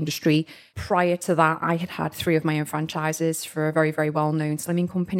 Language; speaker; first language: English; native; English